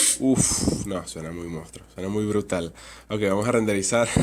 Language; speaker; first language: Spanish; native; Spanish